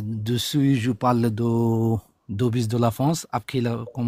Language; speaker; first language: French; non-native, learner; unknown